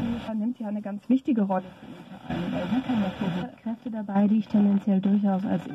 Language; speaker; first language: German; native; German